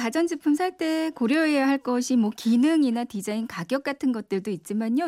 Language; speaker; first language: Korean; native; Korean